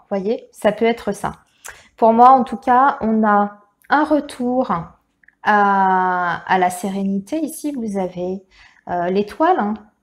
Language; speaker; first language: French; native; French